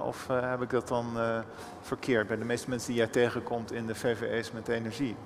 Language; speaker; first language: Dutch; native; Dutch